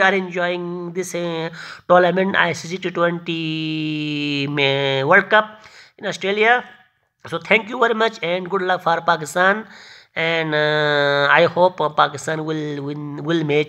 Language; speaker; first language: English; non-native, learner; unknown